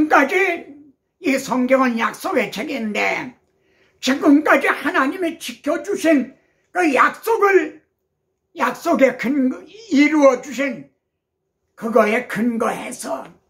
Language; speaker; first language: Korean; native; Korean